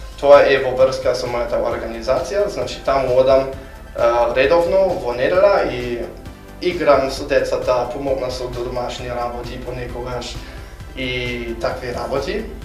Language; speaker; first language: Macedonian; non-native, fluent; German